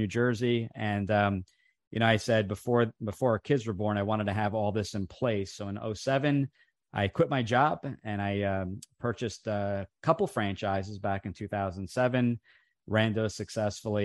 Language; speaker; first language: English; early bilingual, other home language; Italian